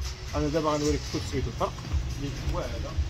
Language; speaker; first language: Arabic; native; Arabic